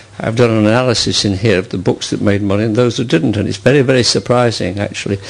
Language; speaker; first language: English; native; English